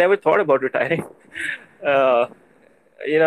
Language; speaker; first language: English; non-native, local second language; Urdu